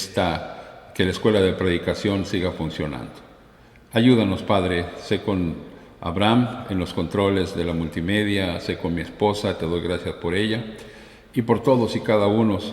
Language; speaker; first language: Spanish; native; Spanish